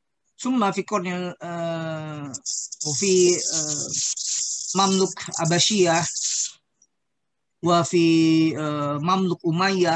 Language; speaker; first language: Arabic; non-native, learner; Indonesian